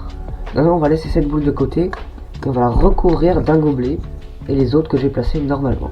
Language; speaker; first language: French; native; French